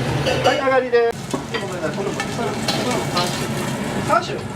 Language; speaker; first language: Japanese; native; Japanese